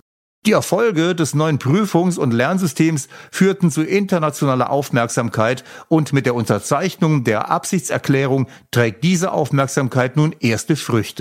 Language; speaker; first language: German; native; German